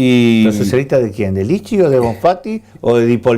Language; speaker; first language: Spanish; native; Spanish